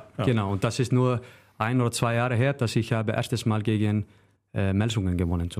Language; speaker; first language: German; non-native, fluent; Icelandic